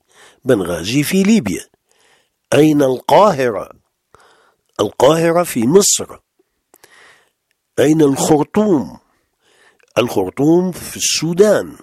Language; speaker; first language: Arabic; non-native, fluent; French